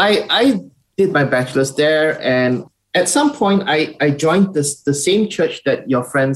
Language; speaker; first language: English; native; English